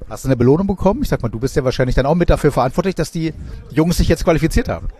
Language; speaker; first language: German; native; German